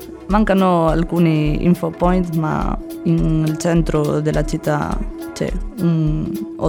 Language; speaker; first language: Italian; non-native, learner; Spanish